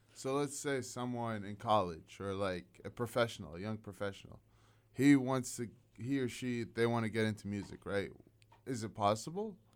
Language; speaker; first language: English; non-native, fluent; Arabic